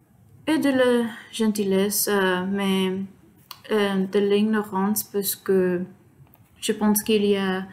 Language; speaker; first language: French; non-native, learner; Spanish